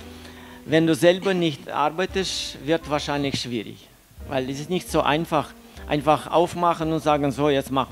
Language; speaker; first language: German; non-native, fluent; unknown